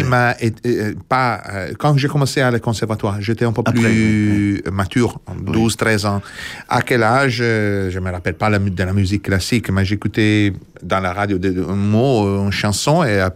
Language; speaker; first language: French; non-native, fluent; Italian